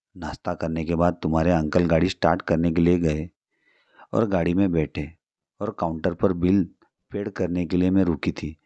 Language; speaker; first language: Hindi; non-native, local second language; Marathi